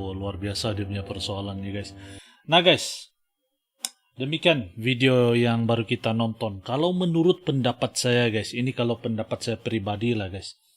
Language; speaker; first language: Malay; native; Malay